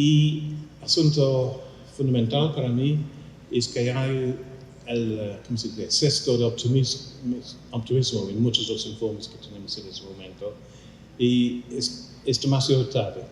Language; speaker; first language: Spanish; non-native, fluent; English